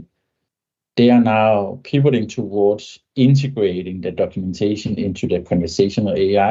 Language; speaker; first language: English; non-native, fluent; Danish